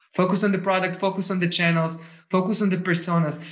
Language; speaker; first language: English; non-native, fluent; Russian